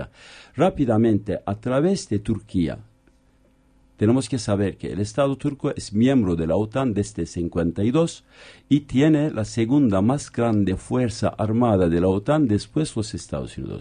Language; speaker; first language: Spanish; non-native, fluent; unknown